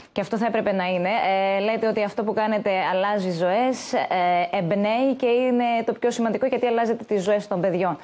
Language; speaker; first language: Greek; native; Greek